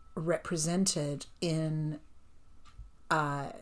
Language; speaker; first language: English; native; English